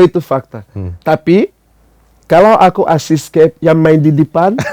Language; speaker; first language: Indonesian; non-native, fluent; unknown